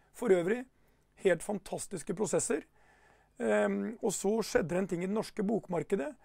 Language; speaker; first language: Norwegian; native; Norwegian